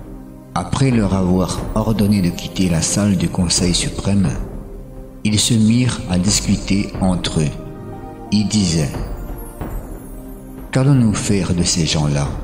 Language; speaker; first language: French; native; French